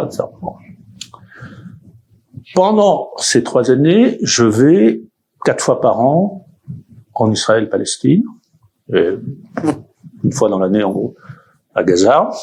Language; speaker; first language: French; native; French